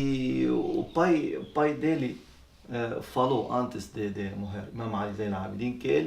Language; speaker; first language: Portuguese; non-native, learner; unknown